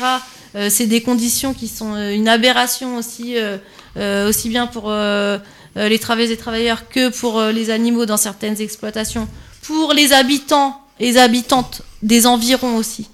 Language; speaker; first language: French; native; French